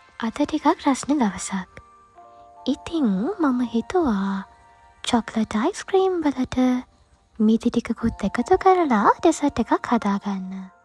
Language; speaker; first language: Sinhala; native; Sinhala